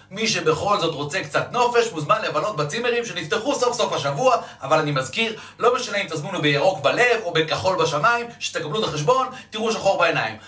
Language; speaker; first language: Hebrew; native; Hebrew